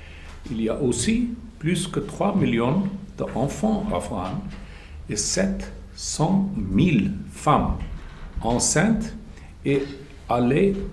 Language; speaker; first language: French; non-native, fluent; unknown